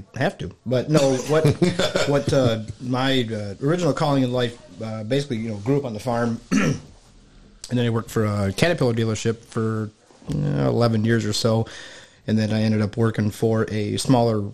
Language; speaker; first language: English; native; English